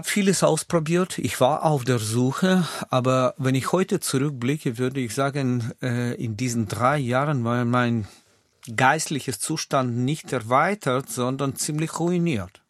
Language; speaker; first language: German; non-native, fluent; Russian